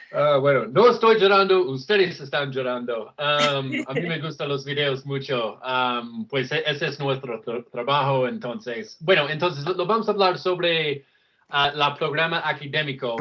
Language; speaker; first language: Spanish; non-native, fluent; English